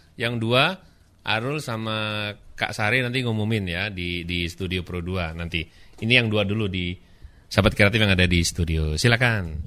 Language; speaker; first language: Indonesian; native; Indonesian